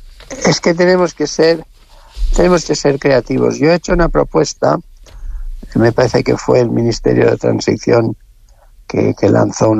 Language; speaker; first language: Spanish; native; Spanish